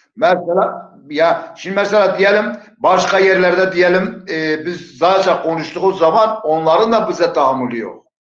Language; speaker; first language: Turkish; non-native, local second language; Zaza